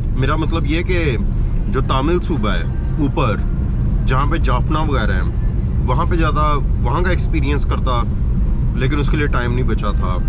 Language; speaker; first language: Urdu; native; Urdu